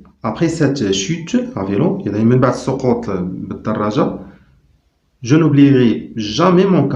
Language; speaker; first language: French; non-native, local second language; Arabic